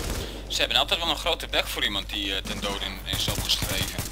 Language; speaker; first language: Dutch; native; Dutch